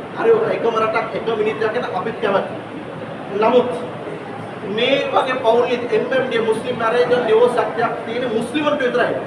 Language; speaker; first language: Sinhala; non-native, local second language; Tamil